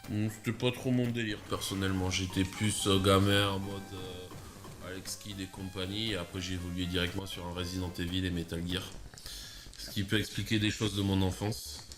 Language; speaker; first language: French; native; French